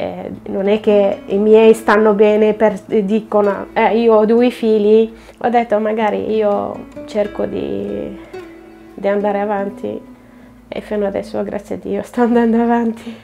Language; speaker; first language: Italian; non-native, fluent; Arabic